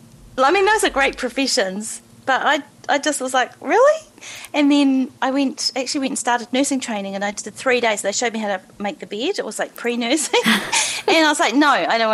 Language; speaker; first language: English; native; English